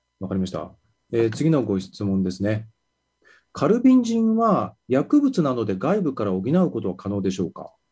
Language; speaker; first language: Japanese; native; Japanese